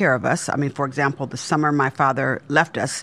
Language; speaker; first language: English; native; English